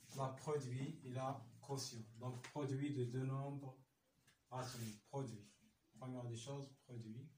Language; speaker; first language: French; non-native, local second language; Arabic